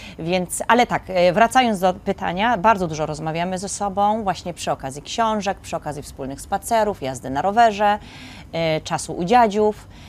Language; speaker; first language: Polish; native; Polish